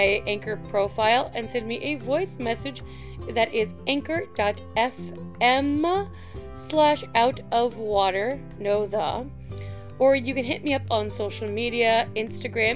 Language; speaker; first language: English; native; English